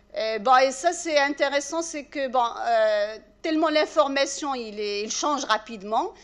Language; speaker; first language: French; non-native, local second language; Arabic